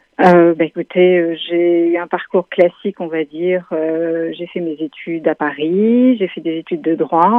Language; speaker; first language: French; native; French